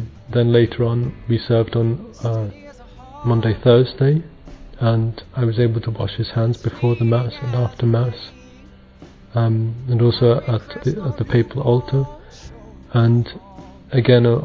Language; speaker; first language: English; native; English